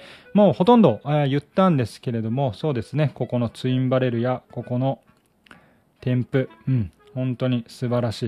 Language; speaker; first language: Japanese; native; Japanese